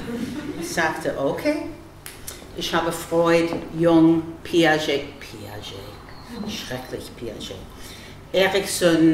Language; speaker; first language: German; non-native, fluent; English